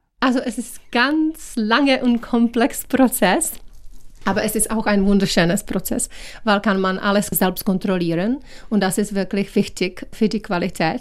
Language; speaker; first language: German; non-native, learner; Czech